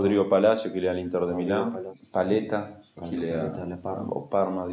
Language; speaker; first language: French; non-native, fluent; Spanish